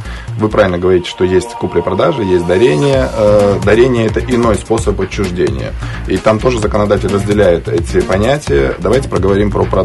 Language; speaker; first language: Russian; native; Russian